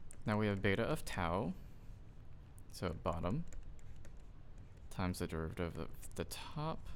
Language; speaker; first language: English; native; English